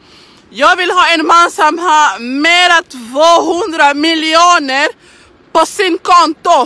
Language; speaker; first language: Swedish; non-native, learner; Swahili